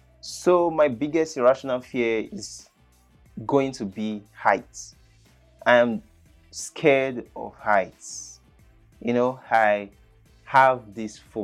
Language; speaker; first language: English; native; English